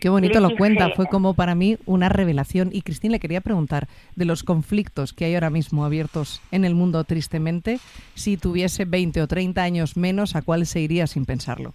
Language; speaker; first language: Spanish; native; Spanish